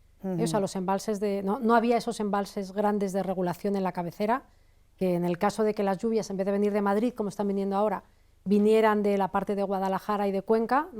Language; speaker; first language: Spanish; native; Spanish